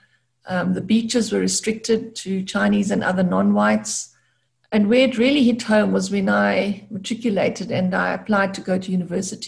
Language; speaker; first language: English; native; English